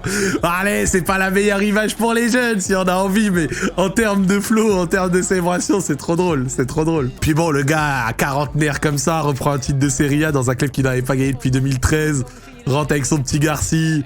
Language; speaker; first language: French; native; French